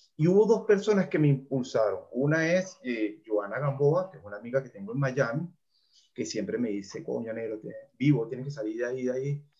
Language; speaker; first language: Spanish; native; Spanish